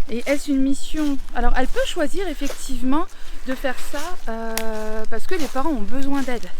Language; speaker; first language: French; native; French